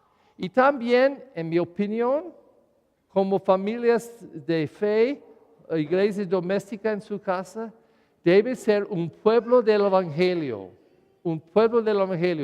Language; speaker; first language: Spanish; non-native, learner; English